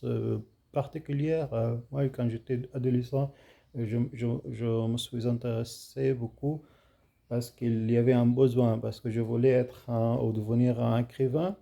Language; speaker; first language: French; non-native, fluent; Arabic